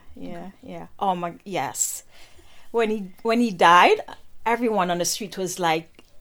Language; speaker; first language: English; non-native, local second language; Jamaican Creole English